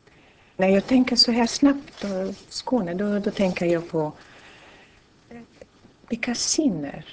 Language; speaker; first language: Swedish; non-native, fluent; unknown